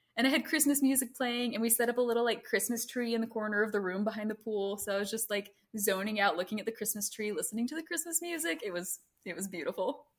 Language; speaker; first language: English; native; English